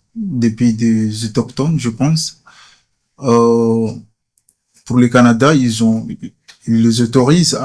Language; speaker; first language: French; non-native, fluent; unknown